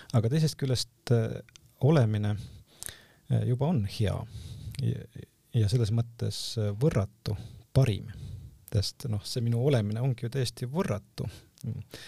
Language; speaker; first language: Estonian; native; Estonian